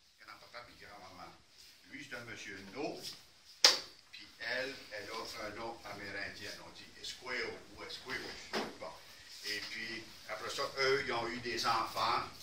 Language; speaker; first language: French; native; French